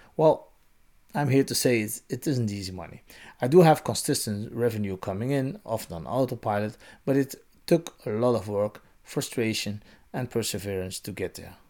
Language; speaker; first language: English; non-native, fluent; Dutch